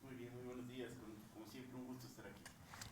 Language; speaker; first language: Spanish; native; Spanish